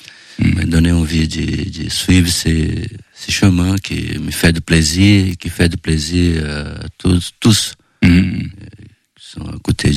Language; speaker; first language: French; non-native, fluent; Portuguese